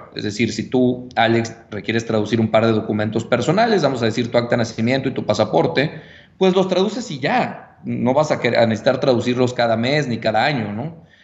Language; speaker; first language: Spanish; native; Spanish